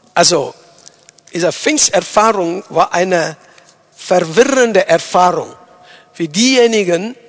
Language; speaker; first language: German; non-native, fluent; Tamil